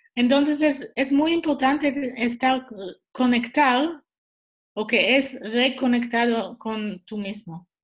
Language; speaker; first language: Spanish; non-native, learner; Swiss German